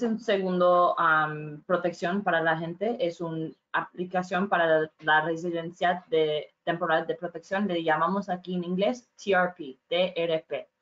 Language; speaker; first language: Spanish; non-native, fluent; English